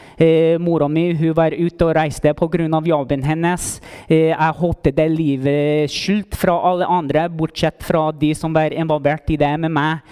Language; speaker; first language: Norwegian; non-native, fluent; English